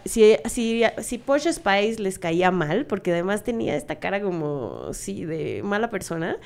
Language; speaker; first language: Spanish; native; Spanish